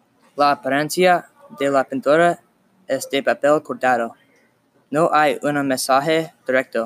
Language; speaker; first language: Spanish; non-native, learner; English